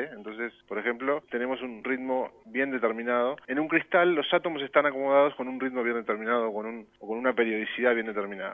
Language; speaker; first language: Spanish; native; Spanish